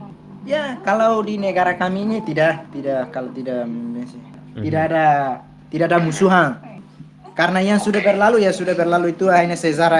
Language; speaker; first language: Indonesian; non-native, fluent; Tetum